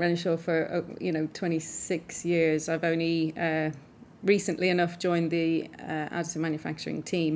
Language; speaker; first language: English; native; English